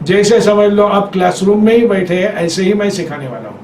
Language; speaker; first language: Hindi; non-native, local second language; Marathi